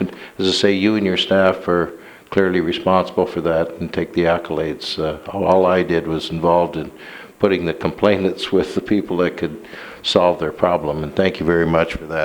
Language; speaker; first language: English; native; English